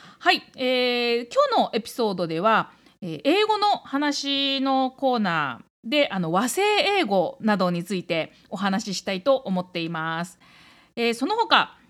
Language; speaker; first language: Japanese; native; Japanese